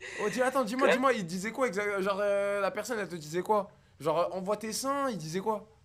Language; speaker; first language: French; native; French